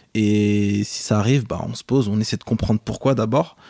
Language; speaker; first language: French; native; French